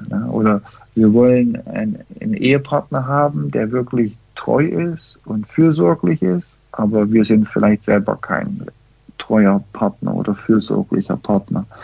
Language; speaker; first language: German; early bilingual, heritage; German